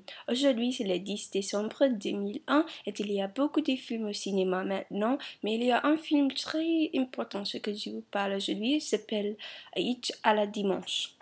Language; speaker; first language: French; non-native, learner; English